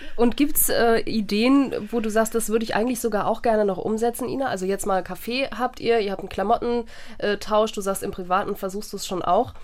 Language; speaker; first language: German; native; German